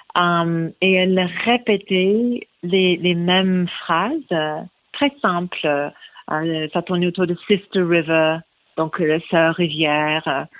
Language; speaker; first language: French; non-native, fluent; English